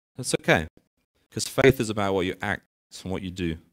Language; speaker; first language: English; native; English